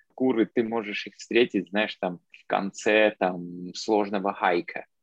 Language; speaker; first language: Russian; non-native, local second language; Armenian